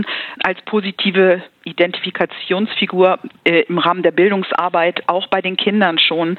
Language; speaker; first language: German; native; German